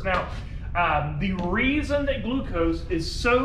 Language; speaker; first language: English; native; English